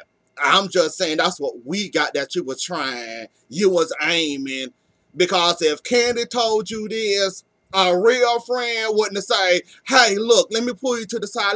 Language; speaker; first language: English; native; English